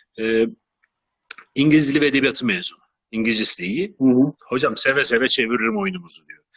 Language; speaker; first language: Turkish; native; Turkish